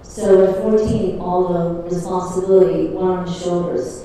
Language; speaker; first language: English; early bilingual, other home language; Czech